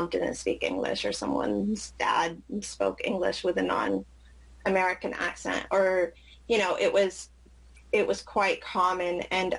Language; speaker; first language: English; early bilingual, other home language; Arabic